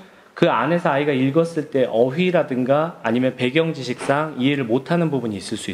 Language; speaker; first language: Korean; native; Korean